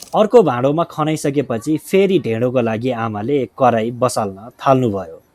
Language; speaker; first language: Nepali; non-native, local second language; Eastern Tamang